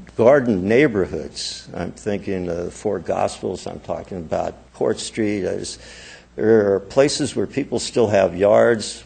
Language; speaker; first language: English; native; English